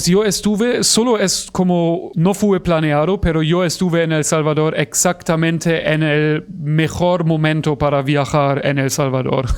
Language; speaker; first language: Spanish; non-native, fluent; German